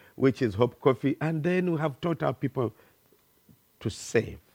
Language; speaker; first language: English; non-native, local second language; Ganda